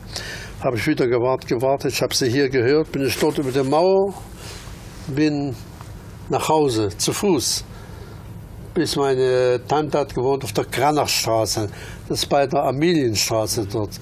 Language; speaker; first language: German; early bilingual, other home language; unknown